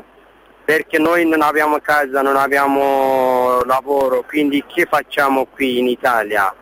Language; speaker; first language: Italian; non-native, learner; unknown